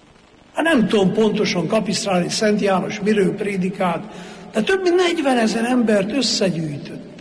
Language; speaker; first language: Hungarian; native; Hungarian